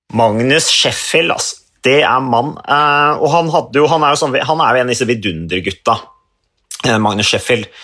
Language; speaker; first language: Norwegian; native; Norwegian